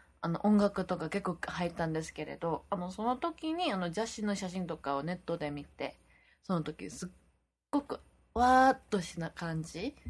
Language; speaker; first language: Japanese; non-native, fluent; Korean